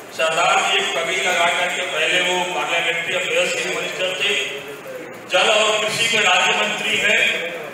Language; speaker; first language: Hindi; native; Hindi